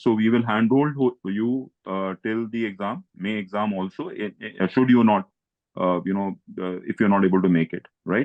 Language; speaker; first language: English; non-native, local second language; Hindi